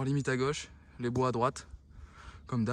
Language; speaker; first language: French; native; French